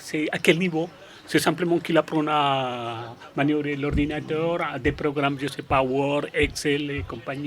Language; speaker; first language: French; non-native, fluent; Spanish